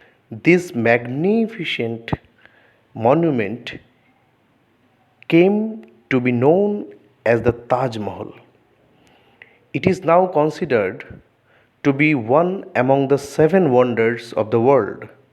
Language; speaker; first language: English; non-native, local second language; Bangla